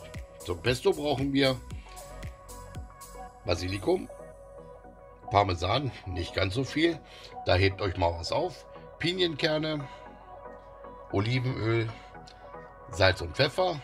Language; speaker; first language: German; native; German